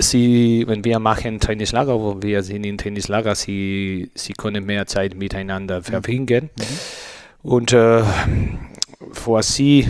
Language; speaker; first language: German; non-native, learner; Spanish